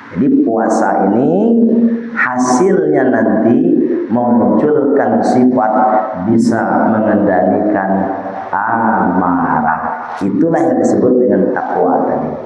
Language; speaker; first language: Malay; non-native, local second language; Minangkabau